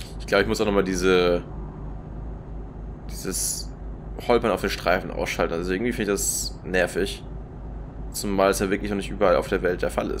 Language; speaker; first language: German; native; German